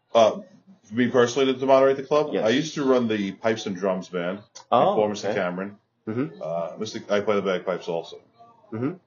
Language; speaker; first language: English; native; English